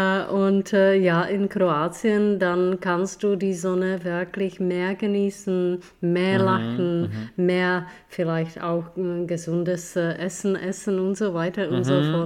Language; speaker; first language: German; non-native, fluent; Czech